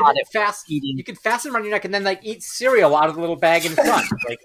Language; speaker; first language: English; native; English